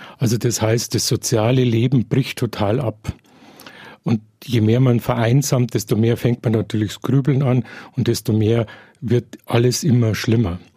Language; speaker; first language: German; native; German